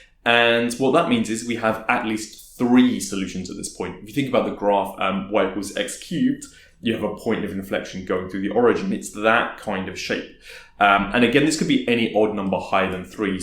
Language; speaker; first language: English; native; English